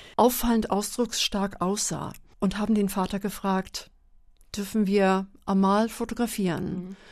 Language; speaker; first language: German; native; German